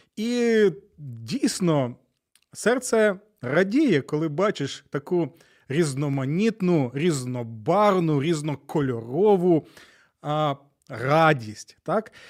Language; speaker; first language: Ukrainian; native; Ukrainian